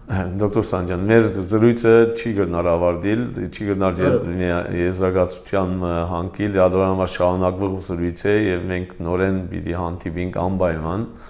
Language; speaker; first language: Armenian; early bilingual, heritage; Armenian